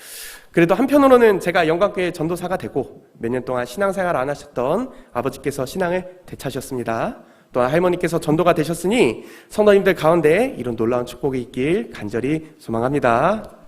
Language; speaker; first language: Korean; native; Korean